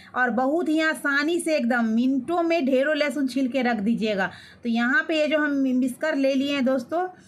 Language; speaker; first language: Hindi; native; Hindi